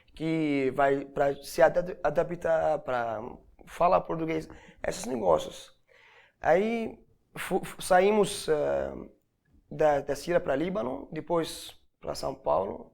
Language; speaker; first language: Portuguese; non-native, learner; Arabic